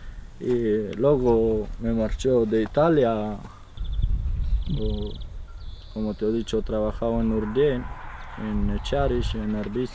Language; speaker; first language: Spanish; non-native, fluent; Romanian